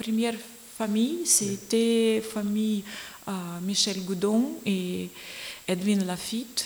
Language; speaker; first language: French; non-native, learner; Ukrainian